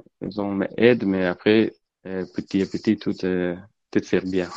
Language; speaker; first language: French; non-native, learner; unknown